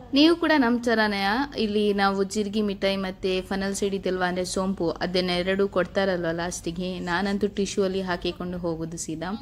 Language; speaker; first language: Kannada; non-native, local second language; Konkani